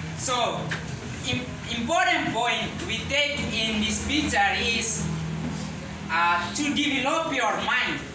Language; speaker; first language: English; non-native, learner; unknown